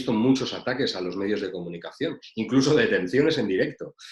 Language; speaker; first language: Spanish; native; Spanish